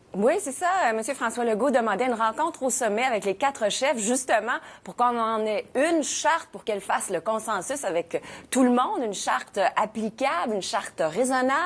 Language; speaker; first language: French; native; French